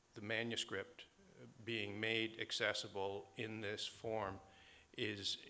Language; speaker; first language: English; native; English